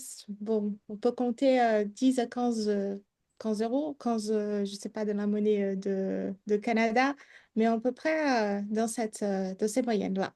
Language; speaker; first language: French; non-native, fluent; Portuguese